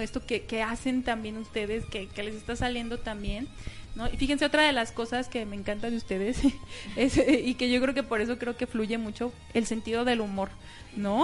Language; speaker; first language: Spanish; native; Spanish